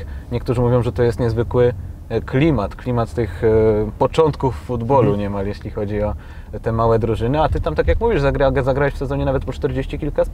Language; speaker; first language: Polish; native; Polish